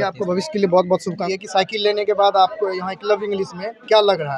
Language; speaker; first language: Hindi; native; Hindi